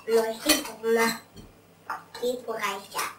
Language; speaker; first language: French; non-native, learner; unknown